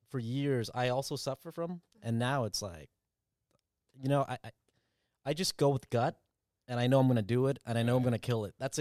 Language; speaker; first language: English; early bilingual, other home language; Vietnamese